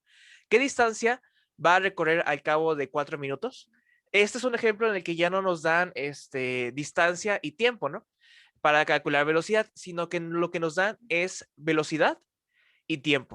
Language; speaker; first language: Spanish; native; Spanish